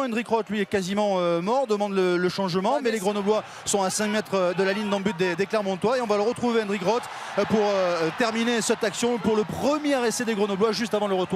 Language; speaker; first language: French; native; French